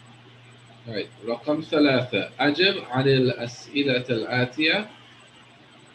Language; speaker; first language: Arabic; non-native, fluent; English